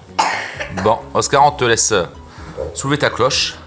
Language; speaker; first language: French; native; French